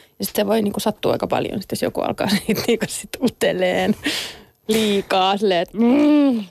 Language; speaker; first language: Finnish; native; Finnish